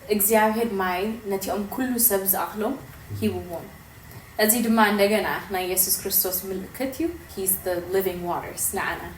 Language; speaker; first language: Tigrinya; early bilingual, heritage; Tigrinya